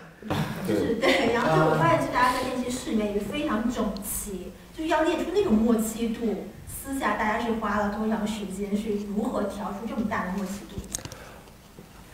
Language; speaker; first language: Chinese; native; Chinese